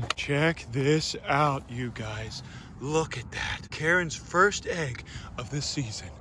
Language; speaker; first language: English; native; English